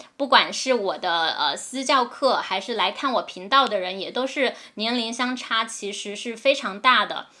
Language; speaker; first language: Chinese; native; Chinese